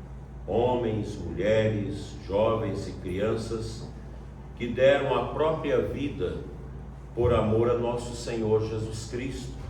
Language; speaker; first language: Portuguese; native; Portuguese